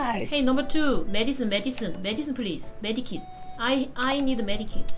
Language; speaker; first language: English; non-native, learner; Korean